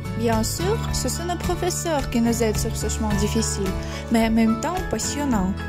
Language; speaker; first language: French; non-native, learner; Russian